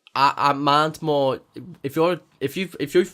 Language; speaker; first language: English; native; English